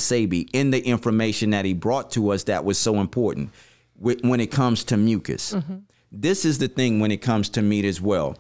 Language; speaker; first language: English; native; English